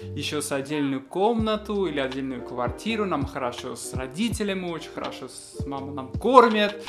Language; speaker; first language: Russian; non-native, fluent; Spanish